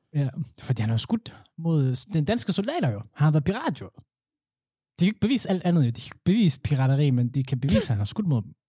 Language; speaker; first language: Danish; early bilingual, other home language; Somali